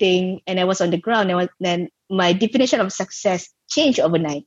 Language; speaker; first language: English; non-native, local second language; Malay